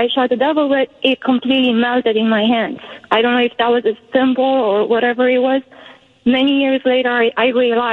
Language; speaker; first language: English; non-native, fluent; Romanian